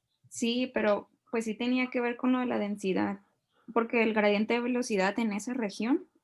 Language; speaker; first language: Spanish; native; Spanish